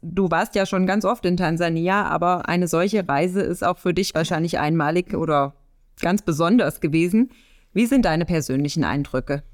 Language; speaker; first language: German; native; German